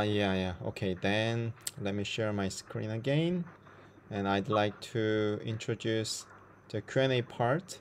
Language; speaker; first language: English; non-native, fluent; Korean